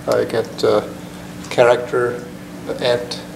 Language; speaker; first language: English; non-native, fluent; German